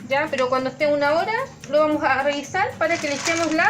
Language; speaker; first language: Spanish; native; Spanish